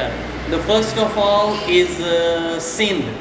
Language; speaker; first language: English; non-native, fluent; Urdu